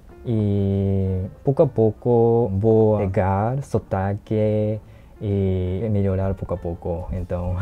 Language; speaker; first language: Portuguese; non-native, learner; Japanese